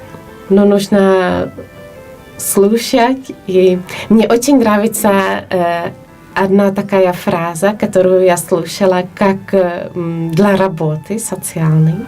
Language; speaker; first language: Russian; non-native, fluent; Polish